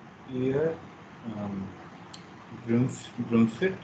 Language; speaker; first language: German; non-native, learner; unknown